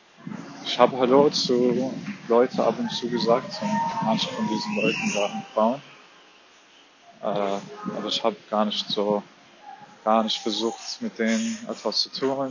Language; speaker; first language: German; non-native, fluent; Arabic